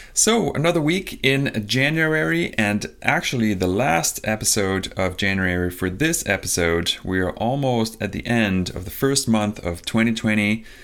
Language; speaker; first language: English; non-native, fluent; Danish